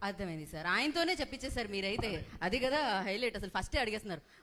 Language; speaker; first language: Telugu; native; Telugu